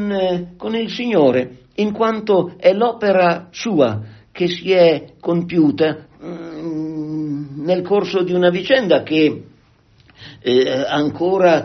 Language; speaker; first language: Italian; native; Italian